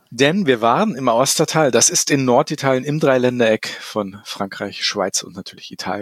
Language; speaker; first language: German; native; German